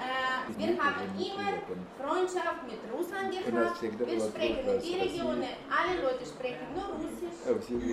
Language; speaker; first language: German; non-native, learner; Russian